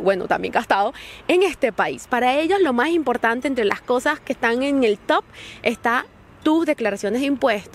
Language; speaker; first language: Spanish; native; Spanish